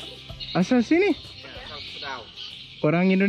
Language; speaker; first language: Indonesian; non-native, learner; Danish